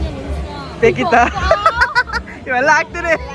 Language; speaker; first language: Kannada; native; Kannada